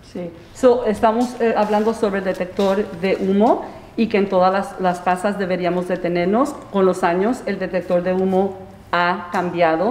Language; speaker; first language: Spanish; early bilingual, heritage; Spanish